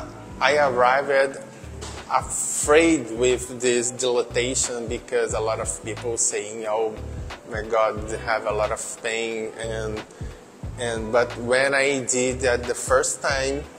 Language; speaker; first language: English; non-native, learner; Portuguese